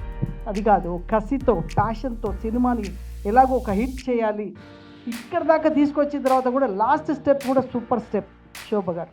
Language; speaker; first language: Telugu; native; Telugu